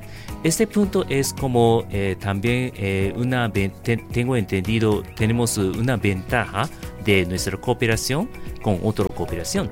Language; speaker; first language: Spanish; non-native, learner; Japanese